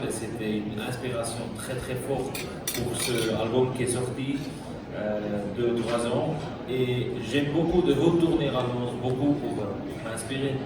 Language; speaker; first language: French; non-native, local second language; German